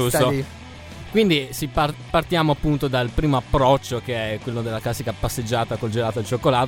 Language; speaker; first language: Italian; native; Italian